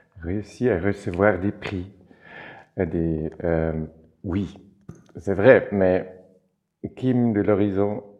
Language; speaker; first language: French; non-native, local second language; German